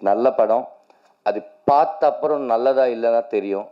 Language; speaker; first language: Tamil; non-native, learner; Telugu